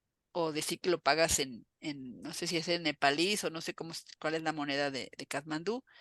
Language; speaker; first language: Spanish; native; Spanish